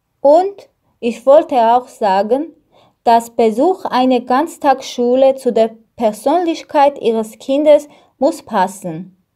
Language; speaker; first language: German; non-native, learner; Armenian